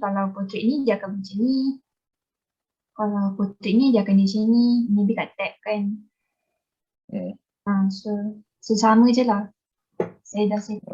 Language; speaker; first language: Malay; native; Malay